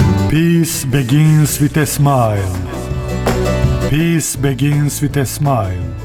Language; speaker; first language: English; non-native, fluent; Turkish